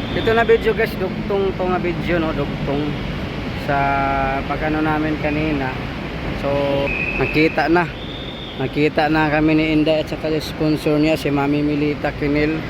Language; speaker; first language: Filipino; non-native, local second language; Cebuano